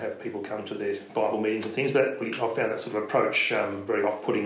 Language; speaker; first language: English; native; English